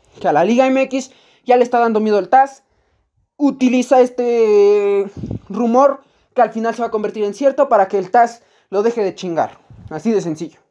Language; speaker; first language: Spanish; native; Spanish